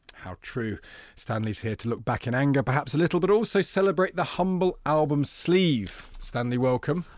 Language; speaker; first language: English; native; English